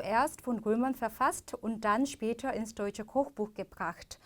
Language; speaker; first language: German; non-native, fluent; Korean